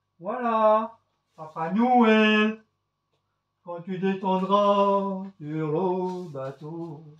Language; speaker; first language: French; native; French